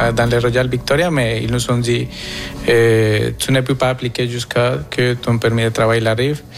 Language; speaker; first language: French; non-native, fluent; Spanish